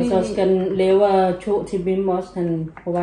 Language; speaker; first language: Danish; non-native, learner; Thai